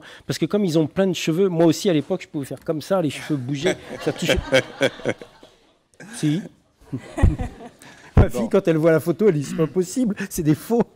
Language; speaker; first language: French; native; French